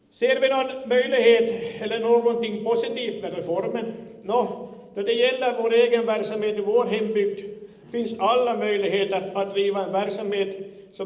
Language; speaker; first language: Swedish; native; Swedish